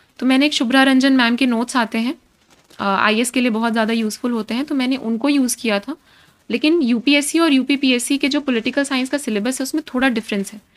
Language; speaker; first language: Hindi; native; Hindi